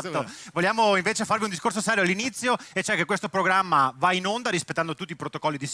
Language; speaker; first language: Italian; native; Italian